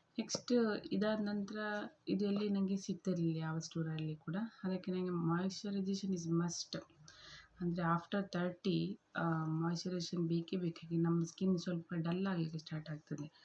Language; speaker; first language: Kannada; native; Kannada